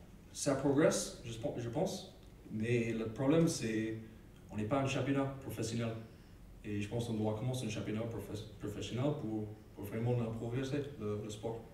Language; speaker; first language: French; non-native, learner; English